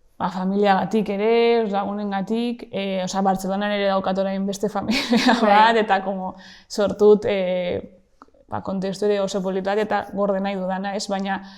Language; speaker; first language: Basque; non-native, local second language; Spanish